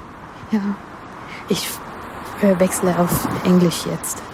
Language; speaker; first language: German; non-native, learner; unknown